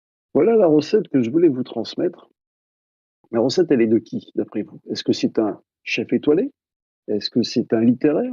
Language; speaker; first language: French; native; French